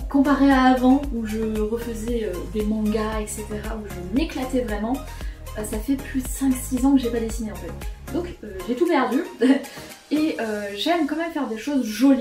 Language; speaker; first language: French; native; French